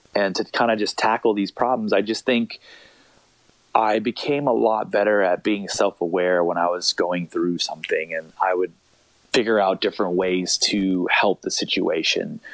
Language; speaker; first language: English; native; English